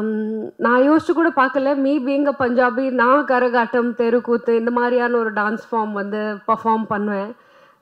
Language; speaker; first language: Tamil; non-native, fluent; Punjabi